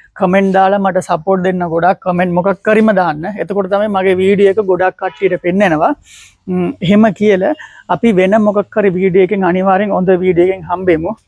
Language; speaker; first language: Sinhala; non-native, local second language; Tamil